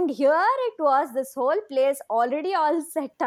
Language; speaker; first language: English; non-native, local second language; Kannada